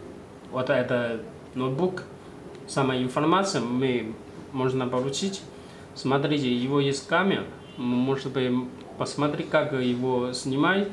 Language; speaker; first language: Russian; non-native, learner; Chinese